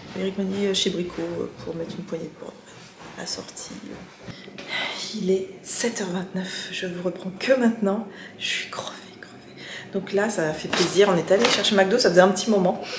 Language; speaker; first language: French; native; French